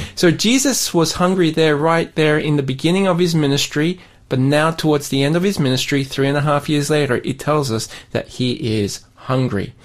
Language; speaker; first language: English; native; English